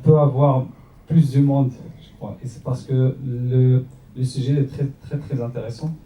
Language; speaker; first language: French; non-native, learner; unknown